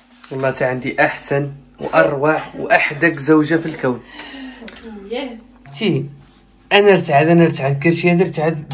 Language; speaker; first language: Arabic; native; Arabic